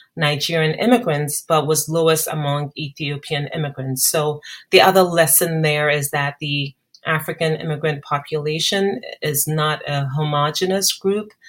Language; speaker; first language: English; non-native, local second language; Akan